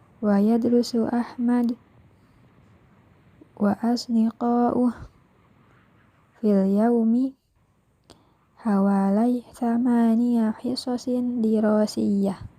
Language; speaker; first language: Arabic; non-native, fluent; Indonesian